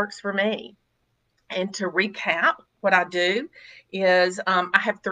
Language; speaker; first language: English; native; English